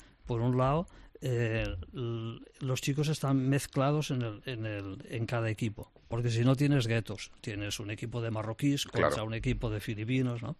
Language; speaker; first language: Spanish; non-native, local second language; Catalan